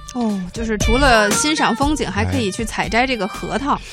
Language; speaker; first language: Chinese; native; Chinese